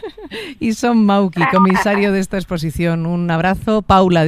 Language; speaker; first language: Spanish; native; Spanish